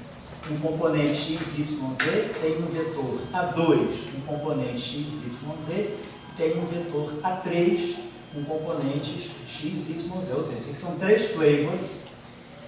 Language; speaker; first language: Portuguese; native; Portuguese